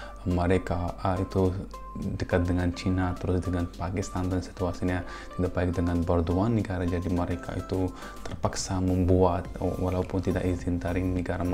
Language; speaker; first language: Indonesian; non-native, fluent; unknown